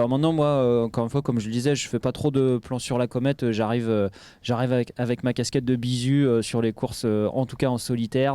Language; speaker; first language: French; native; French